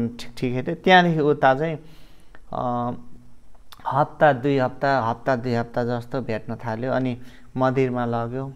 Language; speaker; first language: Nepali; non-native, local second language; Limbu